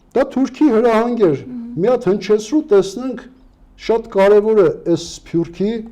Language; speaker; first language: Armenian; native; Armenian